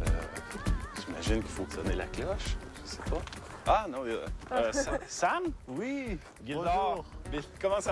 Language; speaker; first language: French; native; French